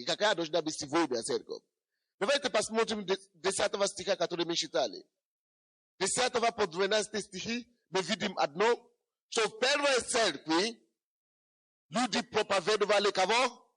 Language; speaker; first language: Russian; non-native, fluent; Yoruba